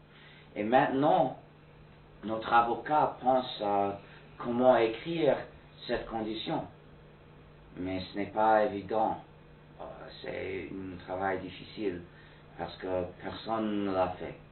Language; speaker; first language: French; non-native, fluent; English